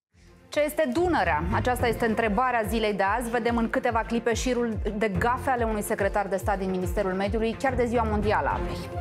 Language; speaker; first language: Romanian; native; Romanian